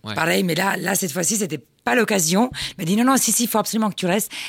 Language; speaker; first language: French; non-native, fluent; Romanian